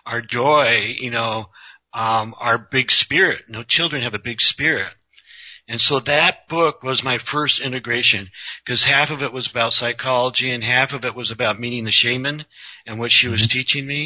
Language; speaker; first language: English; native; English